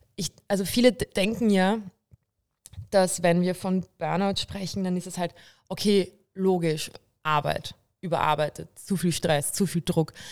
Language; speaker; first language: German; early bilingual, other home language; Bulgarian